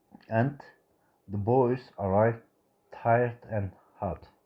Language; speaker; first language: English; non-native, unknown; Turkish